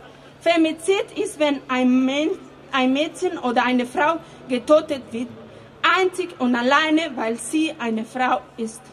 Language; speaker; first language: German; non-native, fluent; Spanish